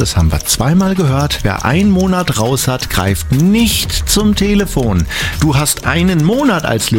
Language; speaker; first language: German; native; German